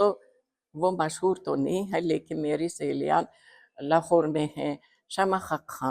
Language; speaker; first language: Hindi; non-native, fluent; Uzbek